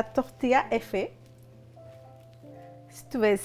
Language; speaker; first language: French; non-native, fluent; Spanish